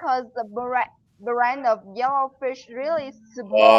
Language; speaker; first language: English; non-native, learner; Vietnamese